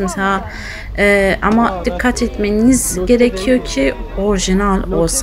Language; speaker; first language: Turkish; early bilingual, heritage; Turkish